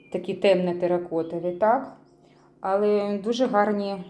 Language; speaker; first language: Ukrainian; non-native, local second language; Russian